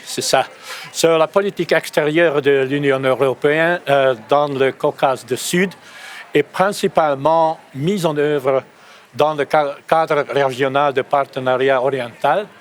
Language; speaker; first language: French; non-native, fluent; Hungarian